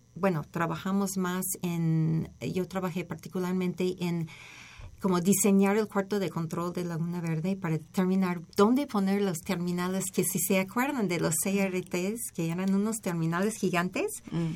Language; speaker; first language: Spanish; non-native, fluent; English